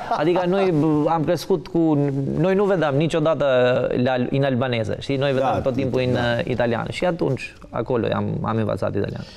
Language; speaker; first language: Romanian; non-native, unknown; Albanian